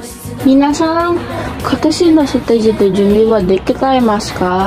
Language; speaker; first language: Japanese; non-native, learner; Indonesian